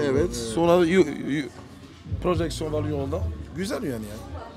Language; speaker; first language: Turkish; non-native, learner; French